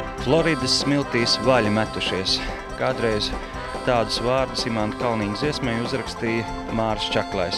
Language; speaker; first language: Latvian; native; Latvian